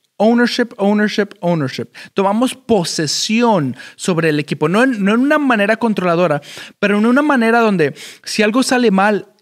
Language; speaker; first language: Spanish; early bilingual, heritage; Spanish